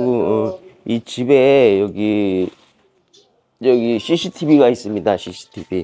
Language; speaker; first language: Korean; native; Korean